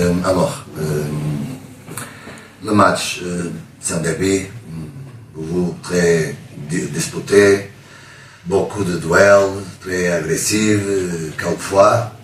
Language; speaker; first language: French; non-native, learner; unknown